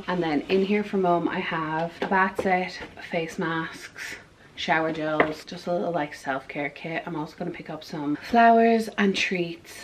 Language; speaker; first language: English; native; English